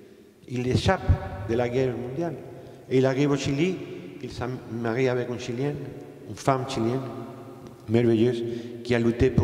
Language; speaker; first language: French; non-native, fluent; Spanish